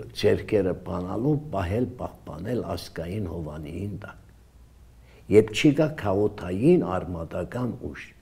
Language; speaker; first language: Armenian; early bilingual, heritage; Armenian